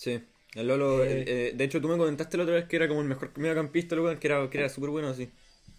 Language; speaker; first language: Spanish; native; Spanish